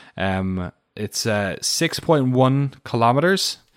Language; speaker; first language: English; native; English